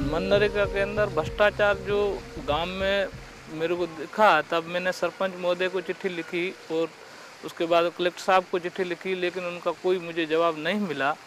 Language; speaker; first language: Hindi; native; Hindi